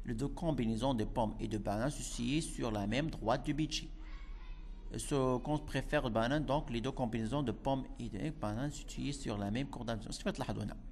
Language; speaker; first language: French; non-native, local second language; Arabic